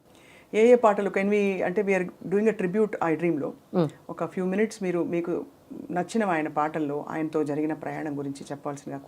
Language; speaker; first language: Telugu; native; Telugu